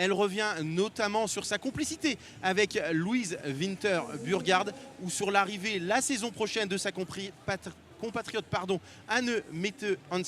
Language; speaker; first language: French; native; French